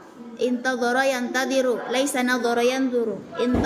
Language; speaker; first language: Arabic; non-native, fluent; Indonesian